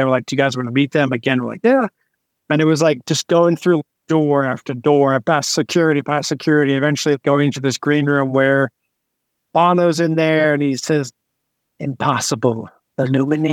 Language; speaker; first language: English; native; English